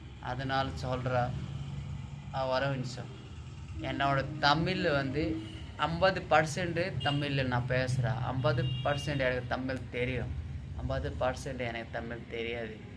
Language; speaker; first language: Tamil; non-native, learner; Hindi